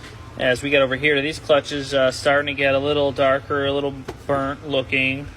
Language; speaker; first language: English; native; English